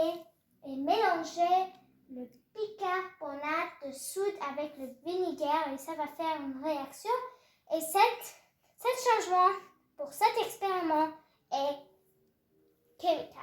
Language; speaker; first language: French; non-native, learner; English